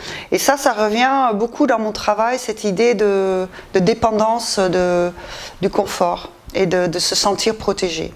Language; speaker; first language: French; non-native, fluent; Dutch